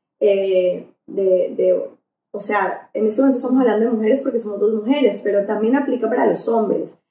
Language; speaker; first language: Spanish; native; Spanish